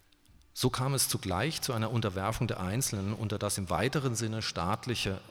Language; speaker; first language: German; native; German